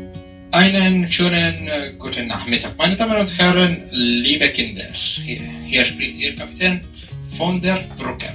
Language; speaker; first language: German; non-native, fluent; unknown